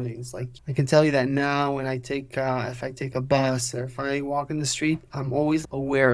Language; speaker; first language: English; non-native, fluent; Hebrew